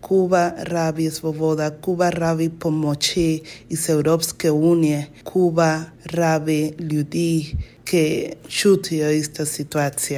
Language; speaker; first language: Slovenian; non-native, learner; Spanish